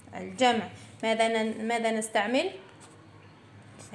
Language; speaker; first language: Arabic; native; Arabic